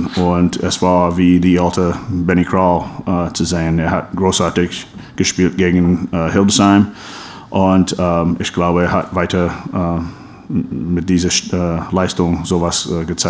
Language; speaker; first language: German; non-native, fluent; English